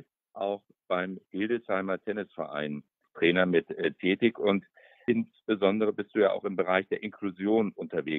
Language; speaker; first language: German; native; German